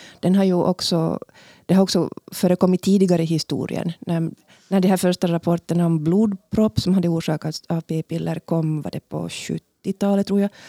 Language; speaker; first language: Swedish; native; Swedish